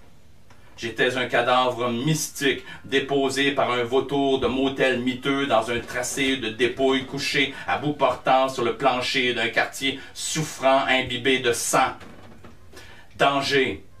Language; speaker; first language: French; native; French